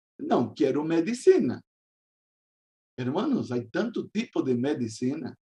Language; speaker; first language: Spanish; non-native, fluent; Portuguese